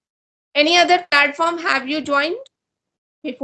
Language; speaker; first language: English; non-native, learner; Hindi